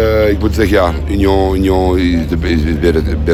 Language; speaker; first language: Dutch; non-native, local second language; French